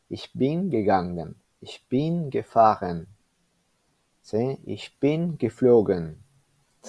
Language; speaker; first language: German; non-native, fluent; Spanish